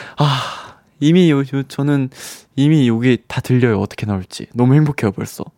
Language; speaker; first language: Korean; native; Korean